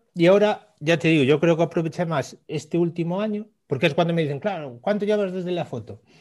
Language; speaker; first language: Spanish; native; Spanish